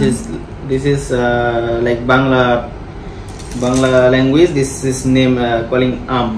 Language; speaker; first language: English; non-native, learner; Bangla